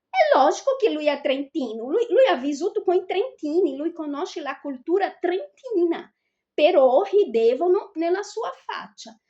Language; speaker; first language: Italian; non-native, fluent; Portuguese